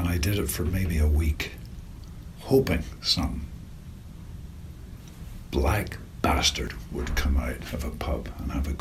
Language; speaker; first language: English; native; English